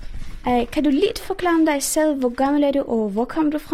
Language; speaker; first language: Danish; non-native, learner; Persian